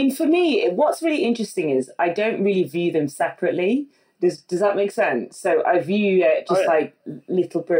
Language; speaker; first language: English; native; English